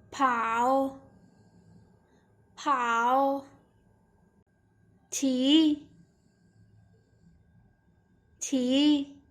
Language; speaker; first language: Chinese; non-native, fluent; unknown